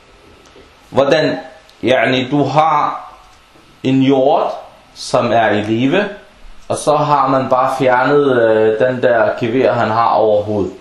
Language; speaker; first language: Danish; non-native, local second language; Arabic